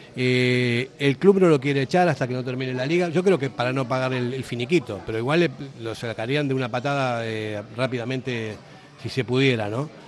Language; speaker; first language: Spanish; native; Spanish